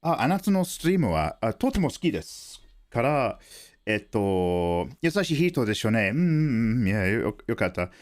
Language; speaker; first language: Japanese; non-native, learner; English